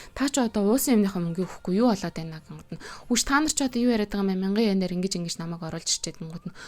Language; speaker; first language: Mongolian; native; Mongolian